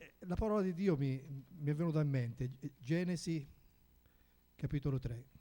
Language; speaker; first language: Italian; native; Italian